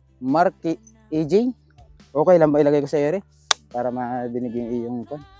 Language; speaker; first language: Filipino; native; Filipino